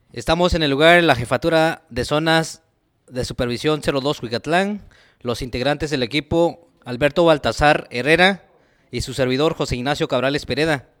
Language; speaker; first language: Spanish; non-native, local second language; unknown